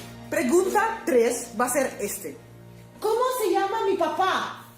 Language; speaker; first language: Spanish; non-native, fluent; Papiamento